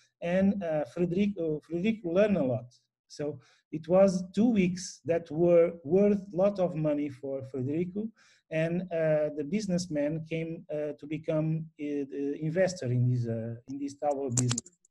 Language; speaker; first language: English; non-native, fluent; Portuguese